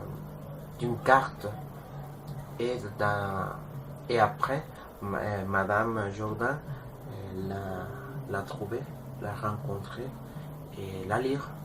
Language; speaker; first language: French; non-native, learner; Spanish